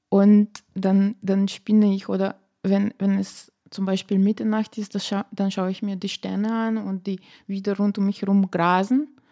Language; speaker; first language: German; non-native, fluent; Slovenian